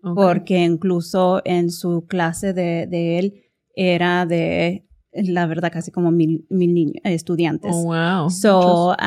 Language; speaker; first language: Spanish; early bilingual, heritage; Spanish